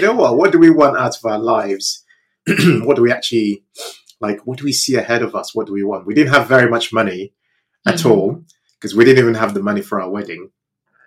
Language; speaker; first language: English; non-native, local second language; Yoruba